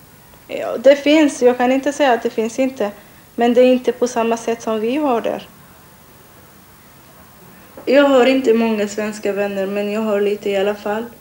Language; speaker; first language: Swedish; non-native, learner; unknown